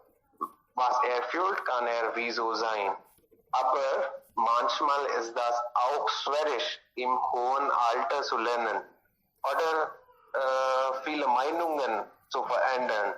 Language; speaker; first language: German; non-native, learner; Hindi